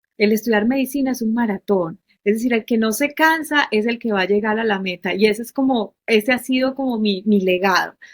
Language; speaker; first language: Spanish; native; Spanish